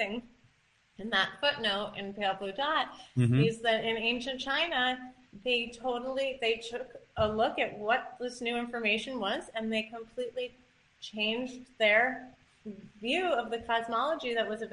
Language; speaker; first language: English; native; English